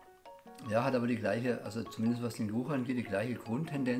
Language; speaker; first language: German; native; German